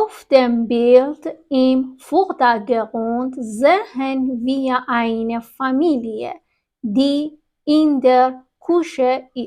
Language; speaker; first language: German; non-native, fluent; Persian